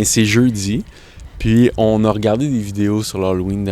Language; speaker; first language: French; native; French